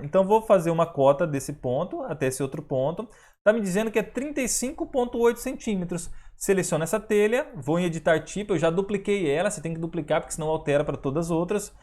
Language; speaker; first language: Portuguese; native; Portuguese